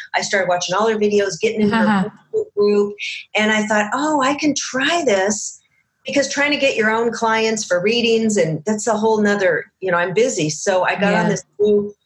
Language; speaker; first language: English; native; English